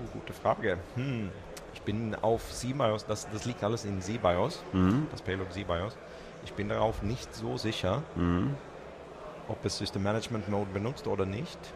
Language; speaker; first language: German; non-native, fluent; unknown